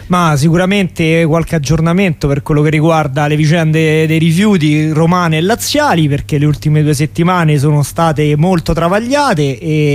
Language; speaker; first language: Italian; native; Italian